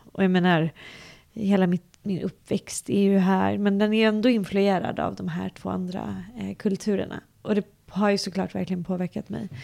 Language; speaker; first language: Swedish; early bilingual, other home language; English